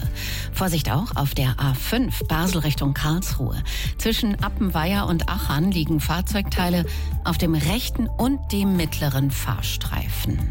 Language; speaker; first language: German; native; German